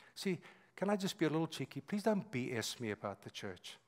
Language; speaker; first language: English; native; English